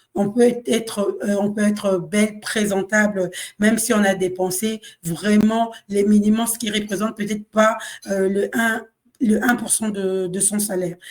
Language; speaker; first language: French; non-native, local second language; Kongo